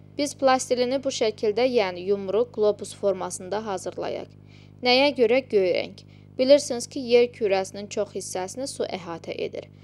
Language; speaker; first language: Azerbaijani; non-native, local second language; Georgian